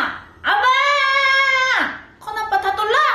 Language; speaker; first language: Korean; non-native, learner; Malay